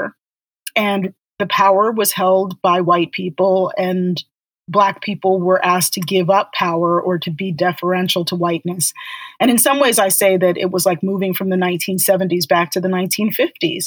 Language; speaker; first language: English; native; English